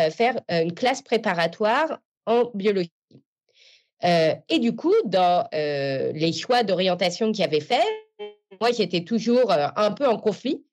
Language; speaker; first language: French; native; French